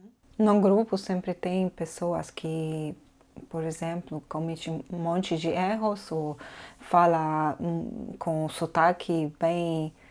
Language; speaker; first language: Portuguese; non-native, fluent; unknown